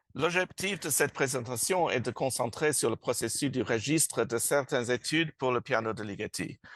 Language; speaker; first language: French; non-native, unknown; English